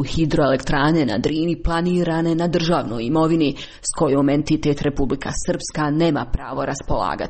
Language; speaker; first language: Croatian; native; Croatian